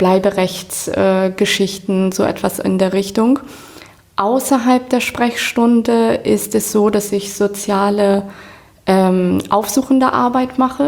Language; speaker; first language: German; native; German